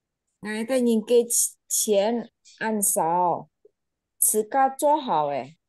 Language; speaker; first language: Chinese; non-native, learner; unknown